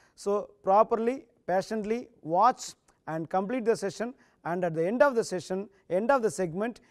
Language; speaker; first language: English; non-native, local second language; Tamil